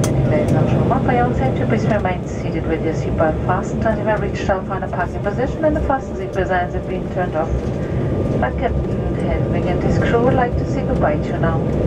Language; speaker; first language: English; non-native, fluent; German